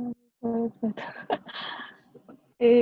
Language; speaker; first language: English; non-native, learner; Indonesian